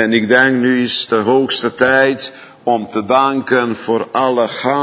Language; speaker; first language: Dutch; non-native, fluent; Hungarian